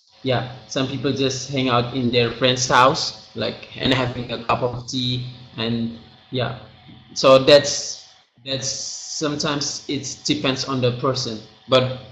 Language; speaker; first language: English; non-native, learner; Indonesian